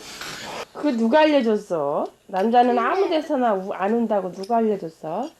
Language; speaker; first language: Korean; native; Korean